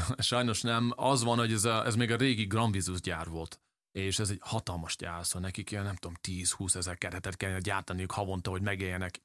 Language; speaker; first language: Hungarian; early bilingual, heritage; English